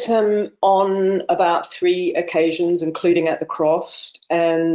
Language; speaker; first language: English; native; English